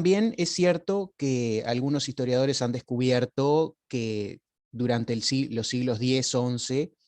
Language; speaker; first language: Spanish; native; Spanish